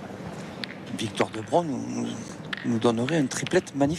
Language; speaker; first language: French; native; French